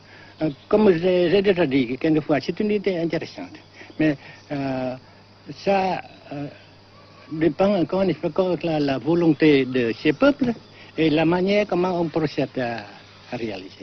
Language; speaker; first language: French; non-native, fluent; Vietnamese